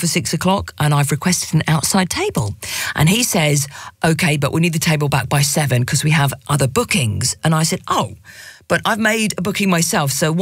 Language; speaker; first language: English; native; English